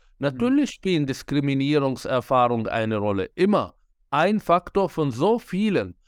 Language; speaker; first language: German; non-native, fluent; Arabic